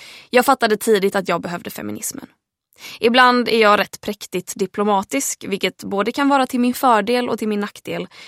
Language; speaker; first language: Swedish; early bilingual, heritage; Swedish